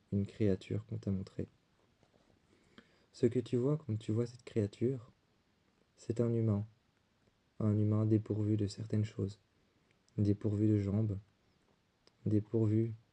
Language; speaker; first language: French; native; French